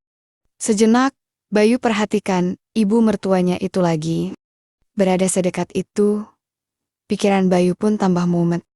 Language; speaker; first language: Indonesian; native; Indonesian